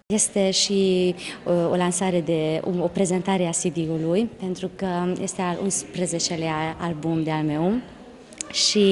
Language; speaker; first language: Romanian; non-native, local second language; Hungarian